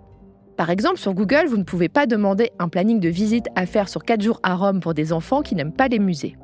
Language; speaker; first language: French; native; French